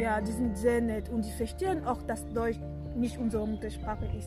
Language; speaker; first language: German; non-native, fluent; French